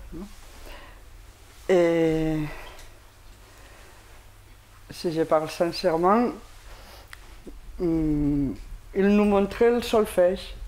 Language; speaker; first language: French; non-native, fluent; Spanish